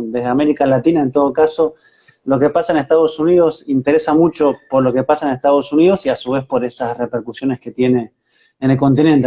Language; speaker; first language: Spanish; native; Spanish